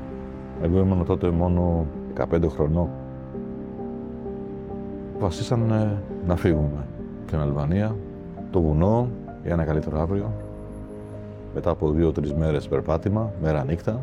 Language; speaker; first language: Greek; non-native, fluent; Albanian